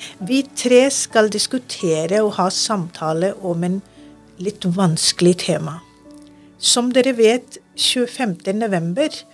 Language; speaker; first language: Norwegian; non-native, fluent; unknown